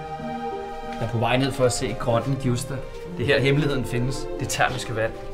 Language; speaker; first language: Danish; native; Danish